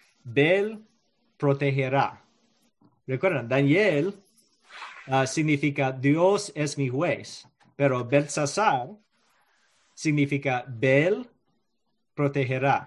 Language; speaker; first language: Spanish; non-native, learner; English